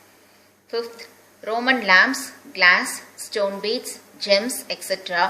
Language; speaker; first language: English; non-native, local second language; Tamil